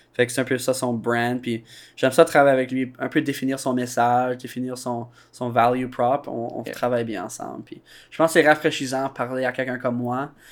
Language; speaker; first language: French; native; French